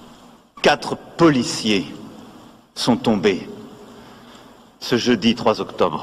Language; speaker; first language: French; native; French